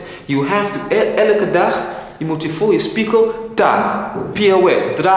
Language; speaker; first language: Dutch; non-native, fluent; English